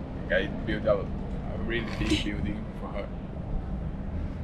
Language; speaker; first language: English; non-native, learner; Portuguese